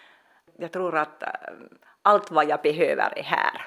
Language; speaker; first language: Swedish; non-native, local second language; Finnish